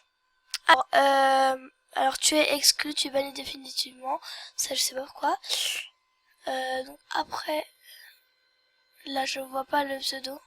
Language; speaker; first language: French; native; French